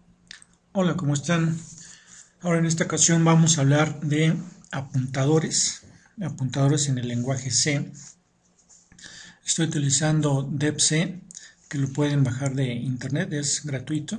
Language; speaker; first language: Spanish; native; Spanish